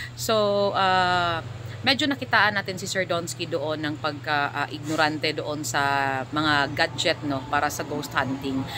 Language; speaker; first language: Filipino; non-native, local second language; Cebuano